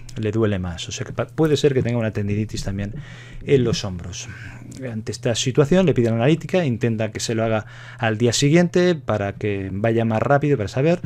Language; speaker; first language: Spanish; native; Spanish